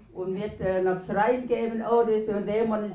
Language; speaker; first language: German; non-native, learner; Thai